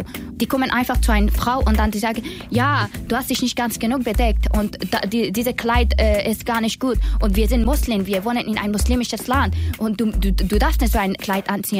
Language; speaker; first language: German; non-native, learner; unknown